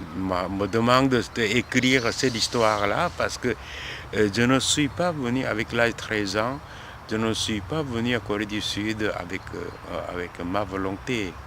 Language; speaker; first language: French; non-native, learner; Korean